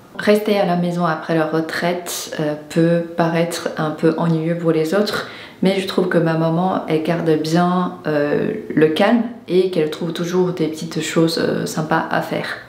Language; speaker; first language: French; non-native, fluent; Chinese